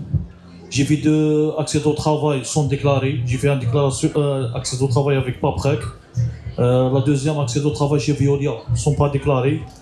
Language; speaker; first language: French; non-native, learner; Arabic